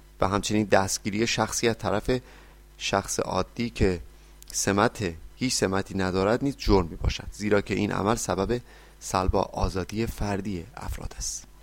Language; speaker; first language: Persian; native; Persian